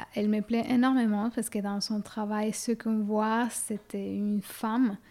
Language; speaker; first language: French; non-native, fluent; Spanish